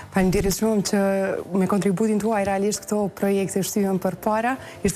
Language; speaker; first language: Albanian; native; Albanian